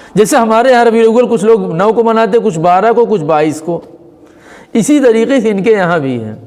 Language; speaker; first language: Urdu; native; Urdu